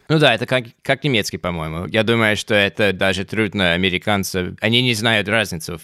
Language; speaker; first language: Russian; non-native, fluent; English